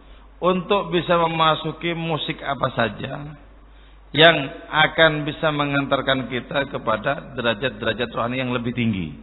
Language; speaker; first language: Indonesian; native; Indonesian